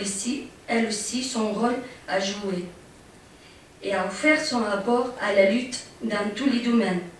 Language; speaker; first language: French; non-native, fluent; Arabic